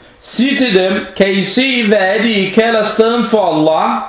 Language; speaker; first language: Danish; non-native, fluent; Arabic